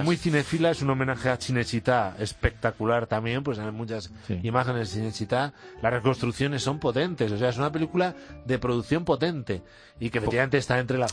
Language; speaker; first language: Spanish; native; Spanish